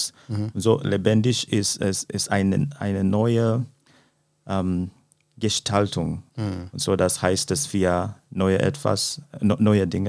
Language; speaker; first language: German; non-native, fluent; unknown